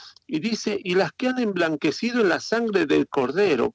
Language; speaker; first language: Spanish; native; Spanish